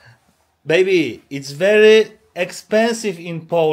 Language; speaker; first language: English; non-native, learner; Polish